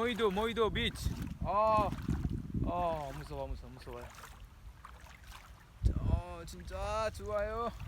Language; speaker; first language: Korean; non-native, learner; Nepali